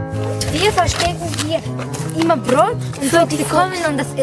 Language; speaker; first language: German; early bilingual, other home language; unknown